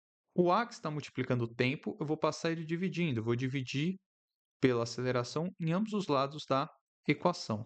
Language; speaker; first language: Portuguese; native; Portuguese